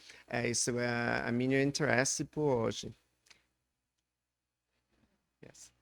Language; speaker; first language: Portuguese; non-native, learner; English